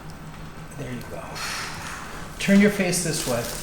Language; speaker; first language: English; native; English